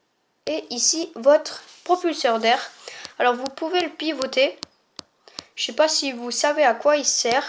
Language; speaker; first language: French; native; French